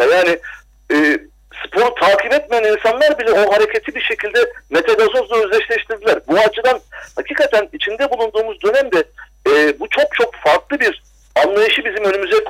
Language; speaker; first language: Turkish; native; Turkish